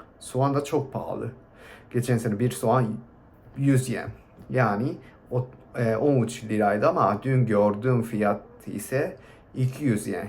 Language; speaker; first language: Turkish; non-native, fluent; Japanese